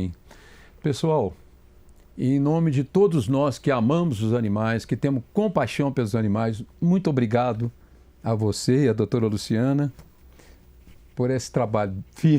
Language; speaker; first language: Portuguese; native; Portuguese